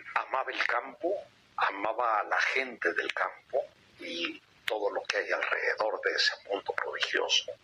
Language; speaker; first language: Spanish; native; Spanish